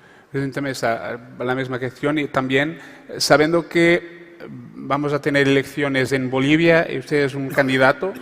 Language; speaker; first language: Spanish; non-native, fluent; Portuguese